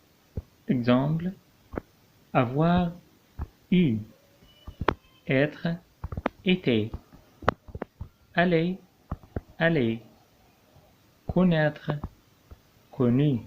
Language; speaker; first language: French; non-native, local second language; Arabic